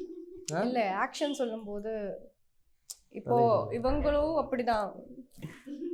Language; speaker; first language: Tamil; non-native, learner; Malayalam